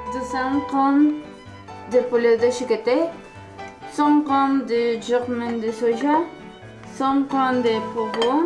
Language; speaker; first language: French; non-native, learner; Spanish